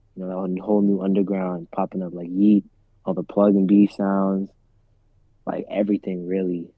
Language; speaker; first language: English; native; English